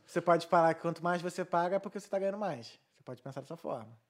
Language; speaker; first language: Portuguese; native; Portuguese